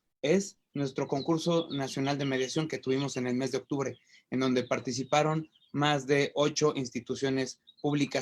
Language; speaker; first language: Spanish; native; Spanish